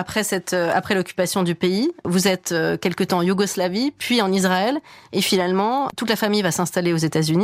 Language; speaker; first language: French; native; French